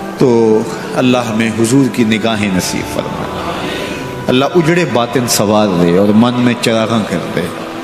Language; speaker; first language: Urdu; non-native, local second language; Punjabi